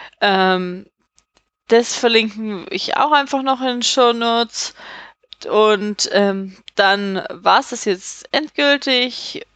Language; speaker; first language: German; native; German